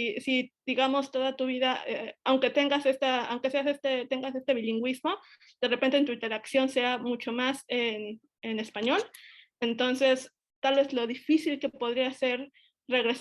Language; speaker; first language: Spanish; native; Spanish